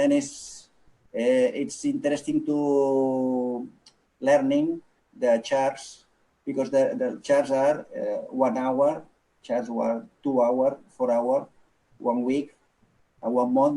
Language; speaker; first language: English; non-native, local second language; Catalan